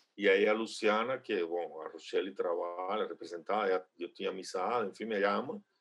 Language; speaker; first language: Portuguese; non-native, fluent; Spanish